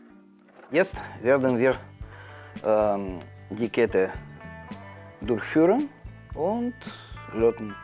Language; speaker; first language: German; non-native, learner; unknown